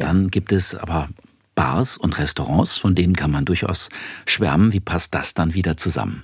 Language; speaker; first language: German; native; German